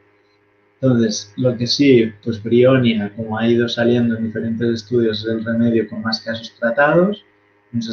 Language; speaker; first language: Spanish; native; Spanish